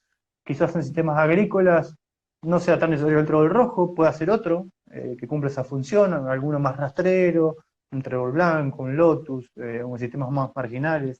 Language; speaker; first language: Spanish; native; Spanish